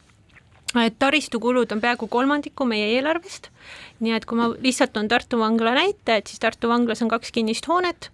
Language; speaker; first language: Estonian; native; Estonian